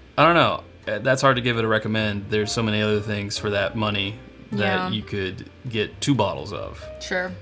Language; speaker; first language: English; native; English